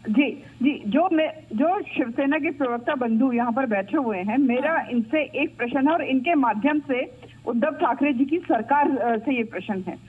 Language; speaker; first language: Hindi; native; Hindi